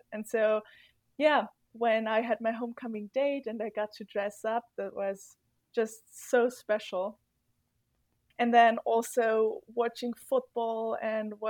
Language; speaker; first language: English; non-native, fluent; German